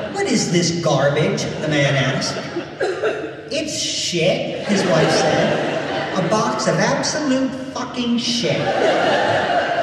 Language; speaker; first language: English; native; English